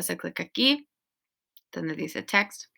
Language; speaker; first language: Spanish; non-native, learner; English